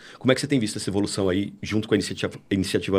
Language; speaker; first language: Portuguese; native; Portuguese